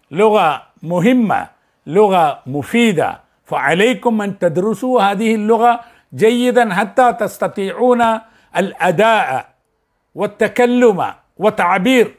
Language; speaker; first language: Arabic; non-native, fluent; Malayalam